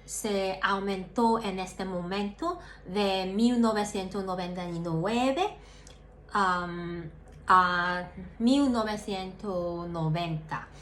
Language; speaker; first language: Spanish; non-native, learner; Cantonese